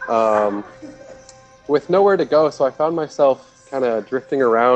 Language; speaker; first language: English; native; English